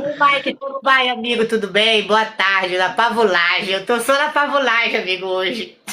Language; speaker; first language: Portuguese; native; Portuguese